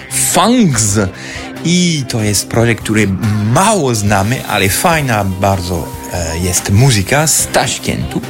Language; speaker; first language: Polish; non-native, fluent; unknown